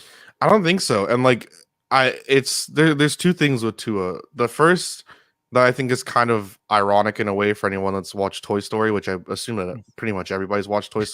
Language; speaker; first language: English; native; English